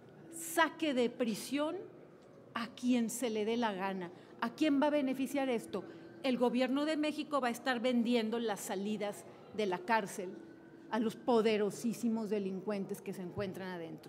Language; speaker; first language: Spanish; native; Spanish